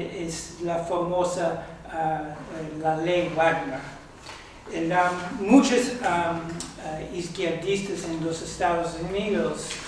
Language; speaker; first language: Spanish; non-native, fluent; English